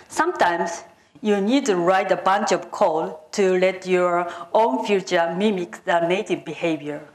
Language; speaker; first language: English; non-native, fluent; Japanese